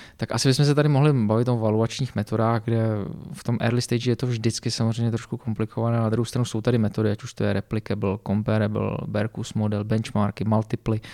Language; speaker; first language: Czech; native; Czech